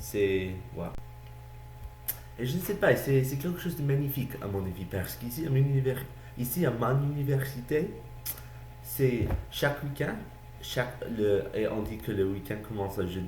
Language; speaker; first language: French; non-native, learner; English